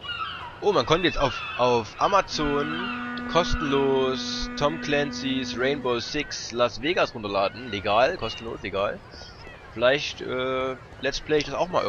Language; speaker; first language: German; native; German